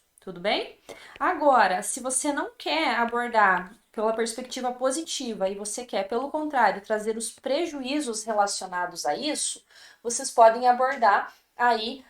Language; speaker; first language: Portuguese; native; Portuguese